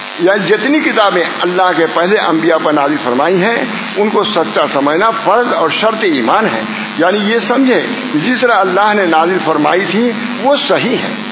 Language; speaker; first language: Urdu; native; Urdu